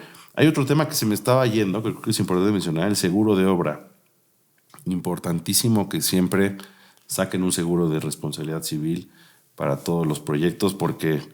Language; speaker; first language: Spanish; native; Spanish